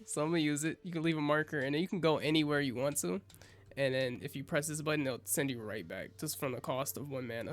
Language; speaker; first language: English; native; English